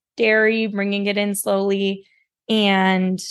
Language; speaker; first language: English; native; English